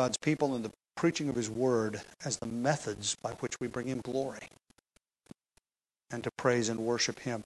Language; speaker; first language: English; native; English